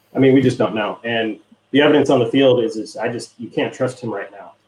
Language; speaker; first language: English; native; English